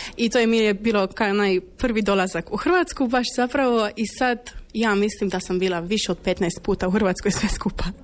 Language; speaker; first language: Croatian; non-native, fluent; Polish